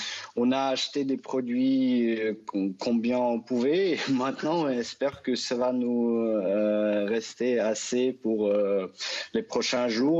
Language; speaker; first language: French; non-native, fluent; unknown